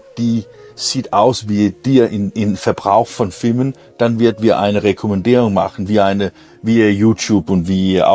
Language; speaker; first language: German; non-native, learner; Danish